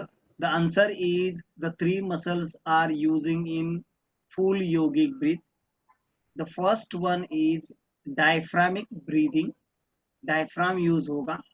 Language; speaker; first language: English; non-native, local second language; Hindi